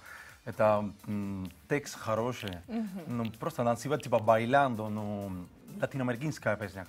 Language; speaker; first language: Russian; non-native, learner; Spanish